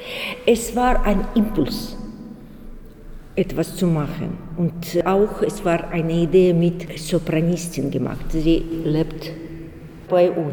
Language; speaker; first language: German; non-native, learner; Ukrainian